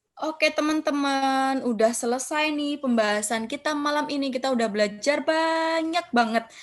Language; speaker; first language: Indonesian; non-native, local second language; Javanese